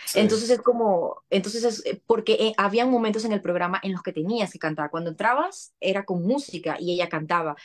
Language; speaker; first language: Spanish; native; Spanish